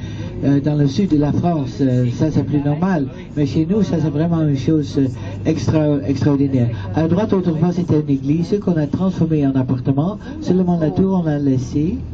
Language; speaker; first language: French; non-native, fluent; Dutch